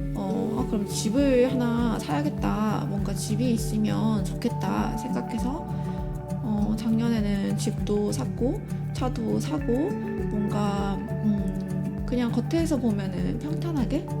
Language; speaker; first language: Korean; native; Korean